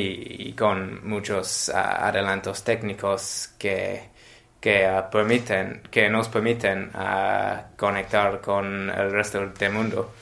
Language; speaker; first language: Spanish; non-native, learner; English